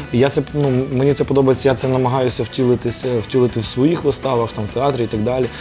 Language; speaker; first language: Ukrainian; native; Ukrainian